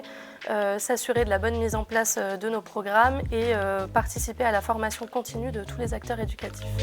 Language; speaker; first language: French; native; French